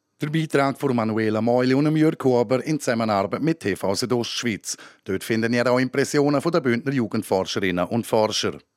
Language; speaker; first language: German; native; German